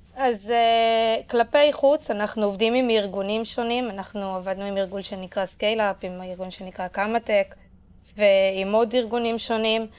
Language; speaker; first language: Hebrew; native; Hebrew